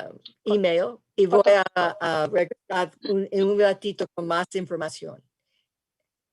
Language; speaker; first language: Spanish; early bilingual, heritage; English